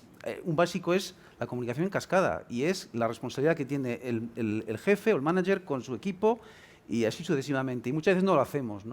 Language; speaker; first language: Spanish; native; Spanish